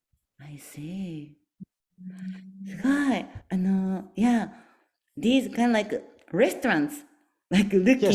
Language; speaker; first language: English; non-native, fluent; Japanese